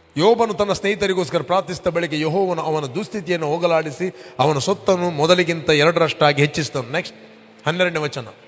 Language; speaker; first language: Kannada; non-native, local second language; Konkani